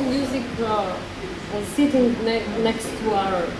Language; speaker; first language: English; non-native, learner; Macedonian